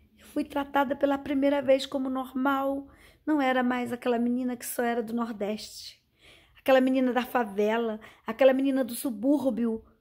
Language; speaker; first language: Portuguese; native; Portuguese